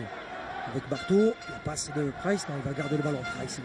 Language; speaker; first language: French; native; French